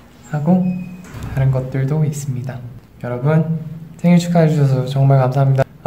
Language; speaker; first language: Korean; early bilingual, other home language; English